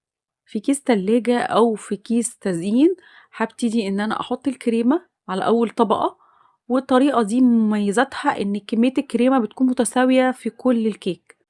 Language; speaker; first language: Arabic; native; Arabic